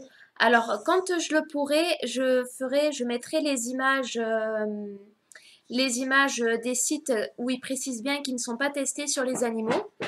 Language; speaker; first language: French; native; French